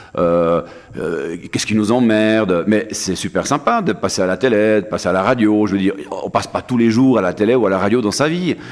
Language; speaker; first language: French; native; French